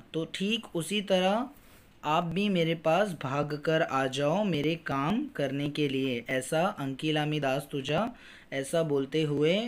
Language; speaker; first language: Hindi; non-native, local second language; Marathi